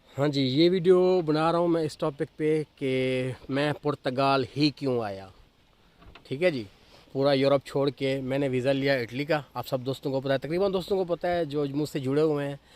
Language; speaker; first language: Urdu; non-native, local second language; Saraiki